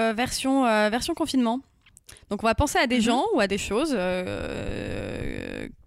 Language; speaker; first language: French; native; French